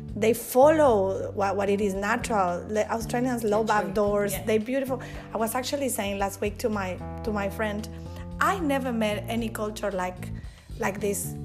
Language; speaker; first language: English; non-native, fluent; Spanish